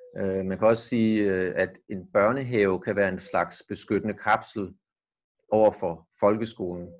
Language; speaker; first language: Danish; native; Danish